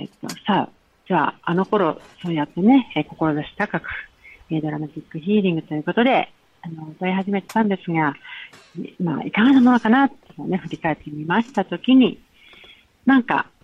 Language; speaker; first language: Japanese; native; Japanese